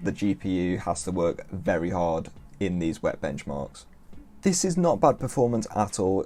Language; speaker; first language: English; native; English